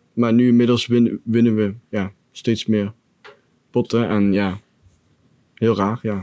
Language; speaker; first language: Dutch; native; Dutch